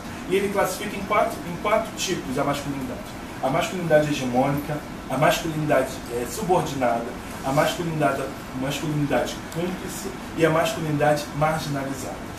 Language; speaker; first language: Portuguese; native; Portuguese